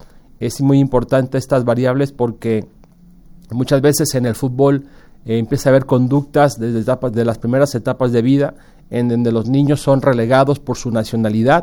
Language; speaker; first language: Spanish; native; Spanish